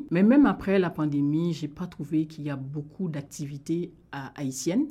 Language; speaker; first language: French; non-native, local second language; Haitian Creole